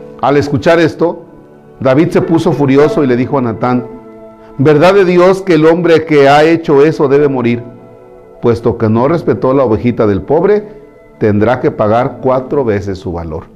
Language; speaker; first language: Spanish; native; Spanish